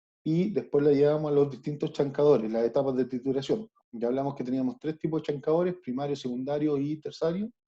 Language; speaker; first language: Spanish; native; Spanish